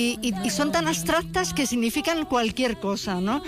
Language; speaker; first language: Spanish; native; Spanish